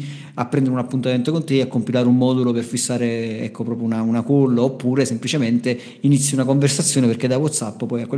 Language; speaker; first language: Italian; native; Italian